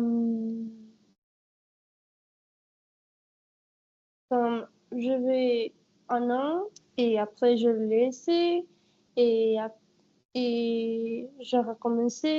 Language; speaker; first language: French; non-native, learner; Spanish